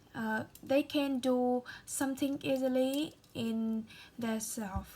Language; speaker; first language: English; non-native, learner; Vietnamese